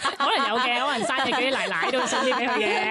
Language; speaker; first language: Cantonese; native; Cantonese